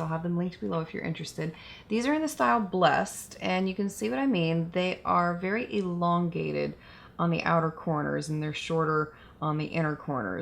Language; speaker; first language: English; native; English